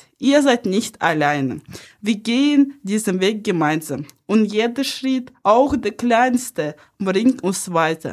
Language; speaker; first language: German; non-native, fluent; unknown